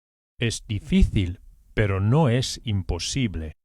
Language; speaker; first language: Spanish; non-native, fluent; English